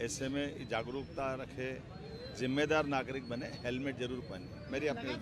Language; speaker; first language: Hindi; native; Hindi